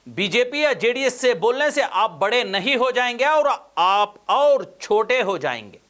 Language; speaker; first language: Hindi; non-native, local second language; Kannada